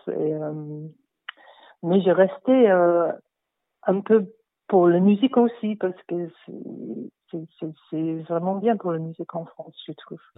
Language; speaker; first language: French; non-native, learner; English